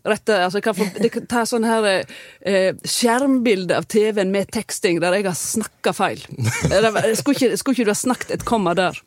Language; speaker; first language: Norwegian; native; Norwegian